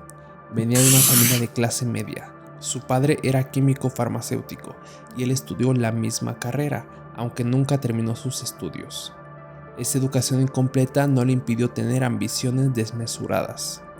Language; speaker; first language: Spanish; native; Spanish